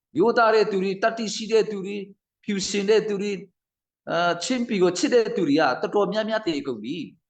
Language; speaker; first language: Burmese; non-native, local second language; Hakha Chin